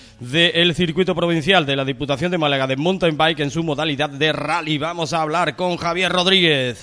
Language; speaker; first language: Spanish; native; Spanish